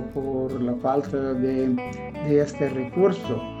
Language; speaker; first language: Spanish; non-native, fluent; English